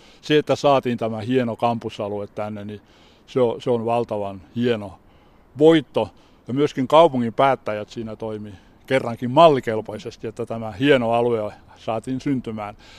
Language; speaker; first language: Finnish; native; Finnish